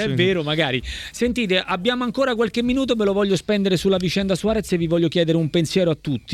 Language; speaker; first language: Italian; native; Italian